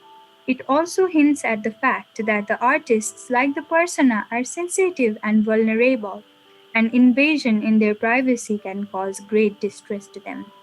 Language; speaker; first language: English; non-native, local second language; Nepali